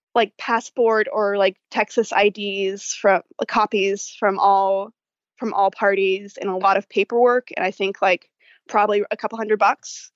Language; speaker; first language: English; native; English